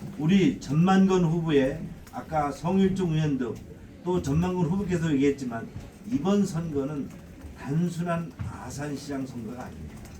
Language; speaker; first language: Korean; native; Korean